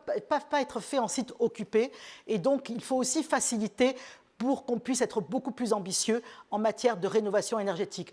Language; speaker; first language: French; native; French